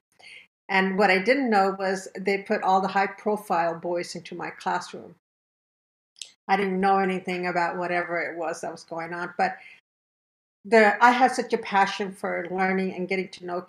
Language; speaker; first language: English; early bilingual, other home language; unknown